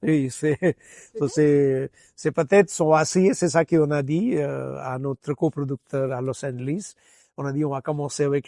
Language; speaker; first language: French; non-native, fluent; Gujarati